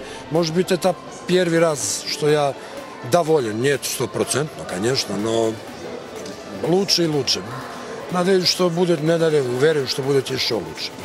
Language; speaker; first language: Russian; non-native, fluent; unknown